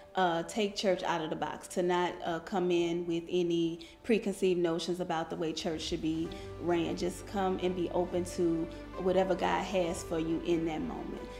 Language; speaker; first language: English; native; English